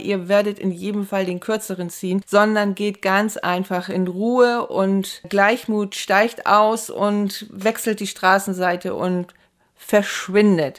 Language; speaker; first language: German; native; German